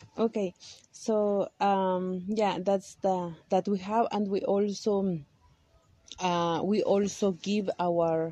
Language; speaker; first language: English; non-native, learner; Kaqchikel